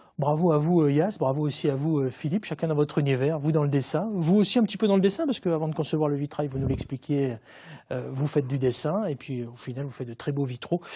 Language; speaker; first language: French; native; French